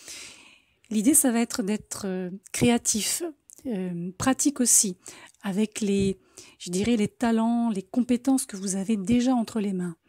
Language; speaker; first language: French; native; French